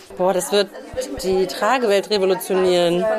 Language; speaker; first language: German; native; German